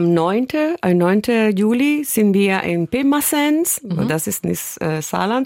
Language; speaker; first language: German; non-native, fluent; Spanish